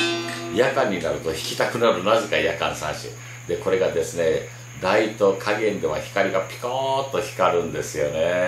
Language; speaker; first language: Japanese; native; Japanese